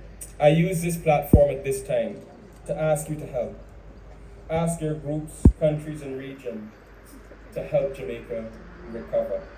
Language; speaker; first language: English; native; English